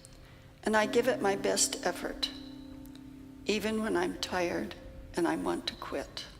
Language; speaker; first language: English; native; English